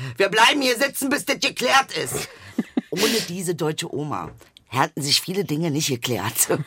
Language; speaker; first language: German; early bilingual, other home language; Turkish